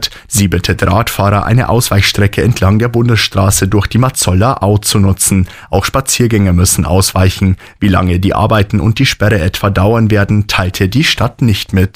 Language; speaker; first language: German; native; German